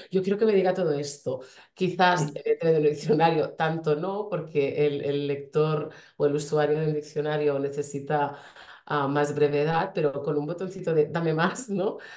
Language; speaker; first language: Spanish; non-native, local second language; Catalan